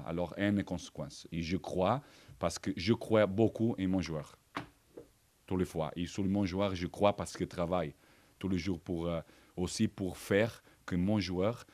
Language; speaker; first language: French; non-native, fluent; Portuguese